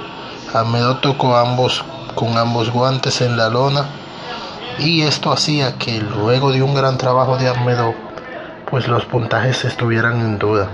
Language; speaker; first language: Spanish; native; Spanish